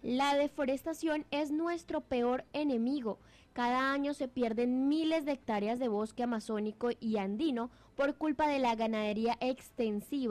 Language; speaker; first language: Spanish; native; Spanish